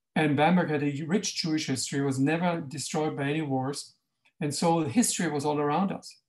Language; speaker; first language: English; non-native, fluent; German